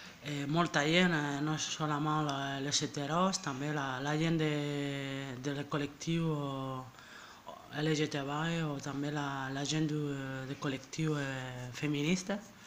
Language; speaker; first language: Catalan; non-native, learner; French